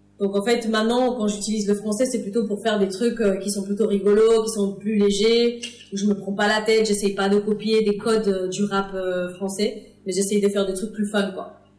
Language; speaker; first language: French; non-native, fluent; English